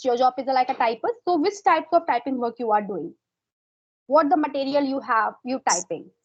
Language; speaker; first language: English; non-native, fluent; Hindi